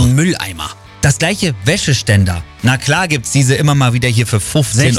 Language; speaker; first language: German; native; German